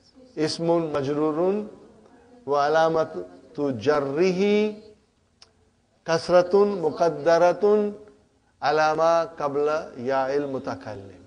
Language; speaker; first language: Arabic; non-native, fluent; Urdu